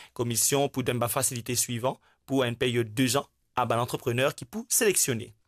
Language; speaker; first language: French; non-native, local second language; Morisyen